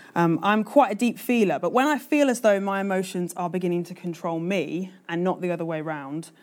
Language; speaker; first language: English; native; English